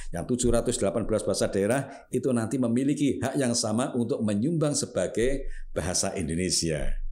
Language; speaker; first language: Indonesian; non-native, local second language; Javanese